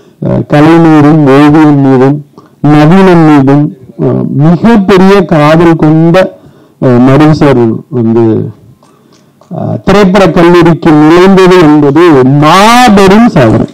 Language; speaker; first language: Tamil; native; Tamil